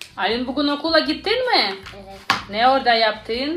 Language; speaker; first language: Turkish; non-native, learner; Russian